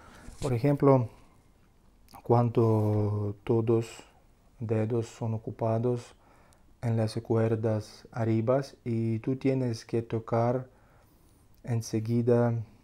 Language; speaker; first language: Spanish; non-native, learner; Russian